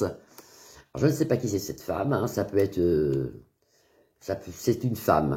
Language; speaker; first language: French; native; French